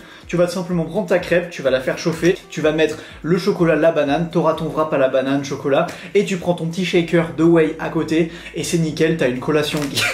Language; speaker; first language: French; native; French